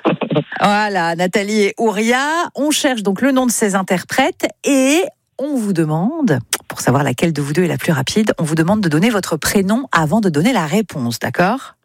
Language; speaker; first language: French; native; French